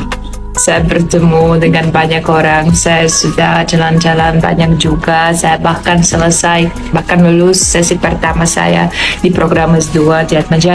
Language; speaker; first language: Indonesian; non-native, fluent; Polish